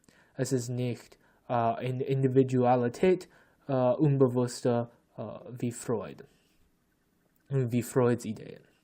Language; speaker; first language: German; non-native, learner; English